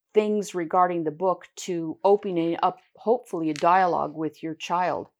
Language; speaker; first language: English; native; English